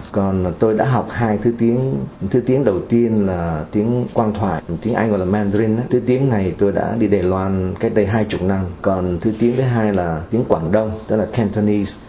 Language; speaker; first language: Vietnamese; native; Vietnamese